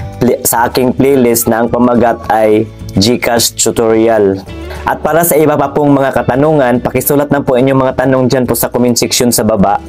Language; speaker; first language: Filipino; native; Filipino